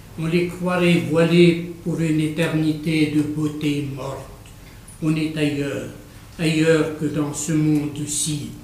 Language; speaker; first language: French; non-native, local second language; Arabic